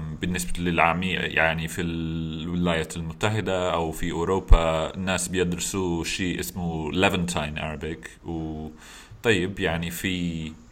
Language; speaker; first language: Arabic; non-native, fluent; English